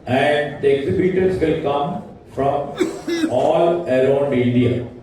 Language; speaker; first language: English; non-native, local second language; Telugu